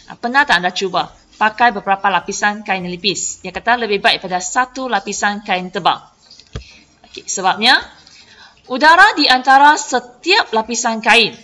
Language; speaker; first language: Malay; non-native, local second language; Chinese